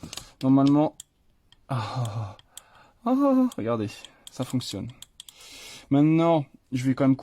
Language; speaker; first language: French; native; French